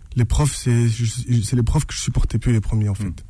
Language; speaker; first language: French; native; French